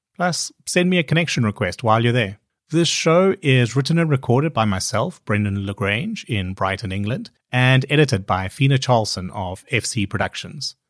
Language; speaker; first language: English; native; English